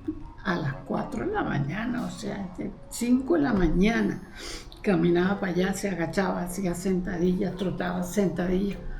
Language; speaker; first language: Spanish; native; Spanish